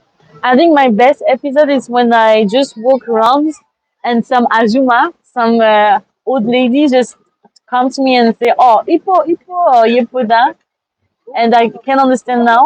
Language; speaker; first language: English; non-native, fluent; French